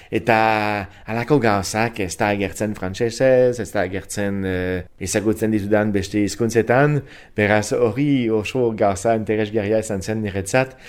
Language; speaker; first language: Basque; non-native, fluent; French